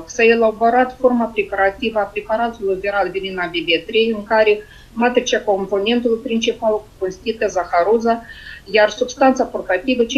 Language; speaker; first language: Romanian; native; Romanian